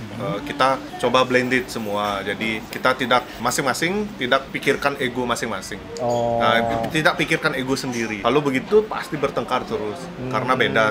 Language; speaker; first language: Indonesian; non-native, local second language; Balinese